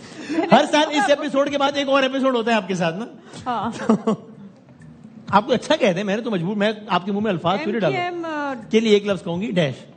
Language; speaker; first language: Urdu; native; Urdu